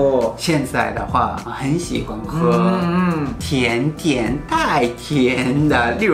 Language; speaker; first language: Chinese; non-native, fluent; Japanese